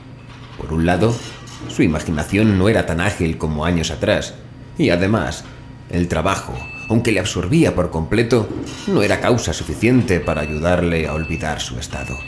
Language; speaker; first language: Spanish; native; Spanish